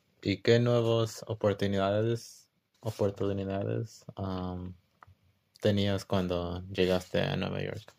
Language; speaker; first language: Spanish; early bilingual, heritage; English